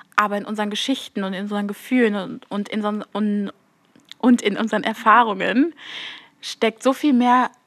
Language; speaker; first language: German; native; German